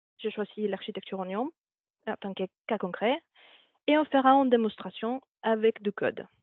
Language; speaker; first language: French; non-native, fluent; Spanish